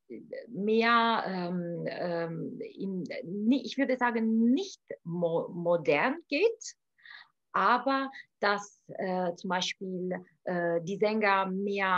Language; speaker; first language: German; non-native, fluent; Italian